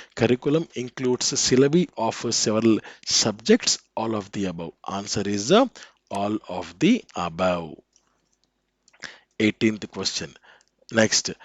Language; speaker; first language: English; non-native, local second language; Telugu